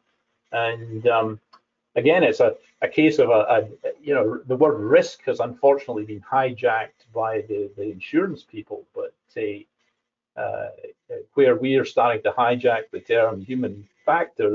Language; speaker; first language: English; native; English